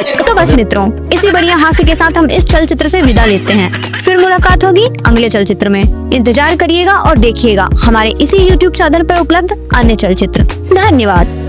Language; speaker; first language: Hindi; native; Hindi